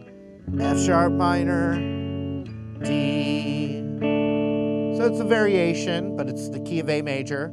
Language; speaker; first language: English; native; English